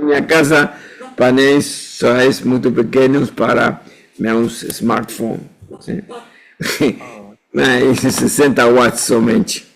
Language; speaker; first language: Portuguese; non-native, fluent; Spanish